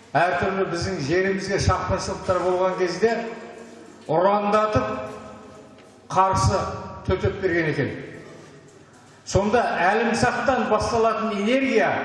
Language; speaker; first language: Kazakh; native; Kazakh